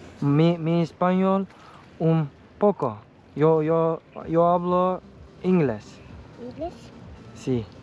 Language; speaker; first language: Spanish; non-native, learner; Turkish